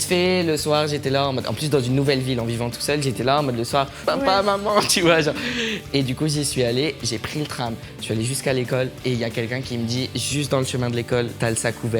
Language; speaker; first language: French; early bilingual, heritage; French